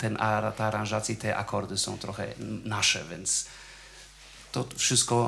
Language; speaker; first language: Polish; non-native, fluent; Portuguese